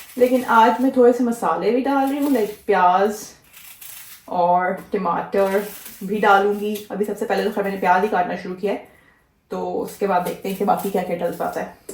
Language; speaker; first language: Urdu; native; Urdu